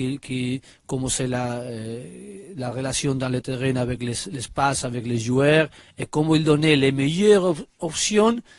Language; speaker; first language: French; non-native, learner; Spanish